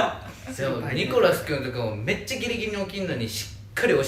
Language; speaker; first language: Japanese; native; Japanese